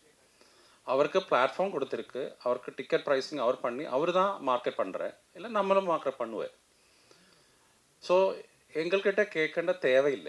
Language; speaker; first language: Tamil; non-native, fluent; Malayalam